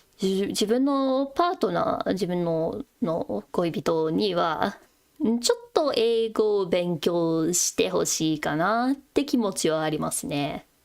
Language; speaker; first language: Japanese; non-native, fluent; English